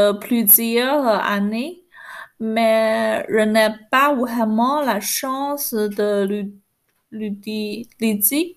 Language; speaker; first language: French; non-native, learner; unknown